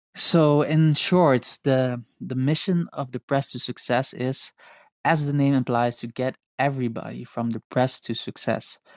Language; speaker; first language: English; non-native, fluent; Dutch